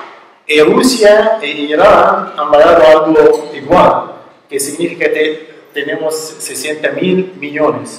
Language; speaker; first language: Spanish; non-native, learner; Arabic